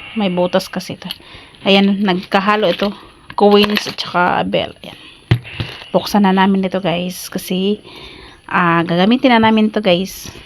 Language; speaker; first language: Filipino; non-native, local second language; Cebuano